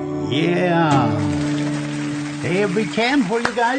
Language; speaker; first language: English; non-native, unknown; German